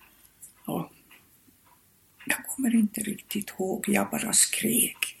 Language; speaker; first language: Swedish; non-native, fluent; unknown